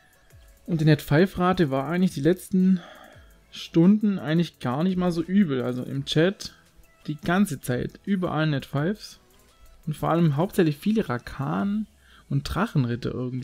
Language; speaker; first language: German; native; German